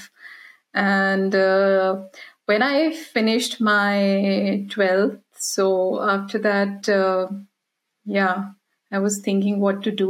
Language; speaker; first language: English; non-native, local second language; Hindi